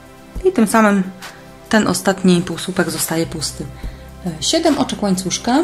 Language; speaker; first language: Polish; native; Polish